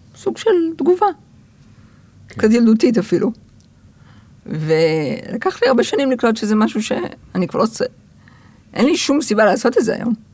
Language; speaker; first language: Hebrew; early bilingual, other home language; English